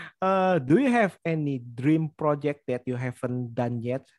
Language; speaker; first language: English; non-native, learner; Indonesian